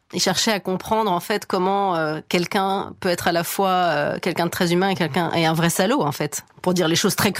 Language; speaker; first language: French; native; French